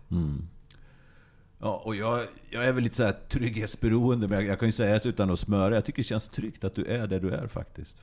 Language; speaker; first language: Swedish; native; Swedish